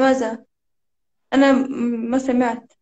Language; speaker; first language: Arabic; non-native, learner; Turkish